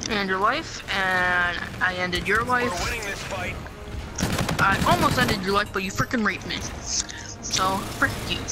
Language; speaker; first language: English; native; English